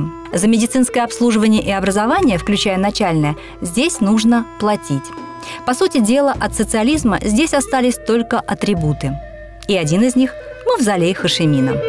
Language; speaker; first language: Russian; native; Russian